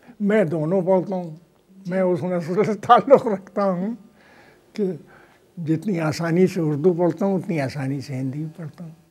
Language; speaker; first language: Urdu; native; Urdu